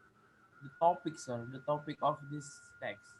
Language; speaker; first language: English; non-native, learner; Indonesian